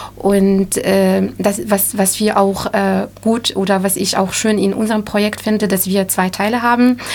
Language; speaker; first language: German; non-native, fluent; Arabic